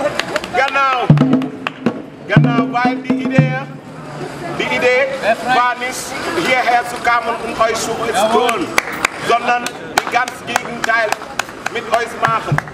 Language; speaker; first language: German; non-native, learner; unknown